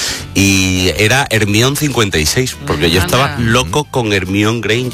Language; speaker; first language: Spanish; native; Spanish